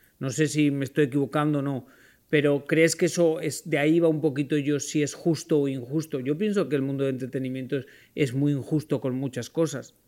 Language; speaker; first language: Spanish; native; Spanish